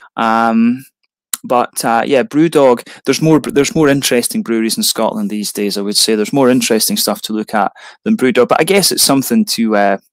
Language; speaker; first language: English; native; English